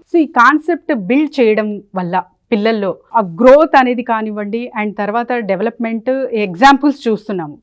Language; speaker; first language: Telugu; non-native, local second language; Urdu